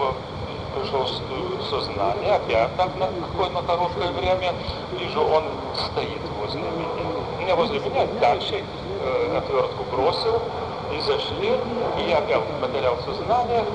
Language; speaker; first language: Russian; non-native, fluent; Lithuanian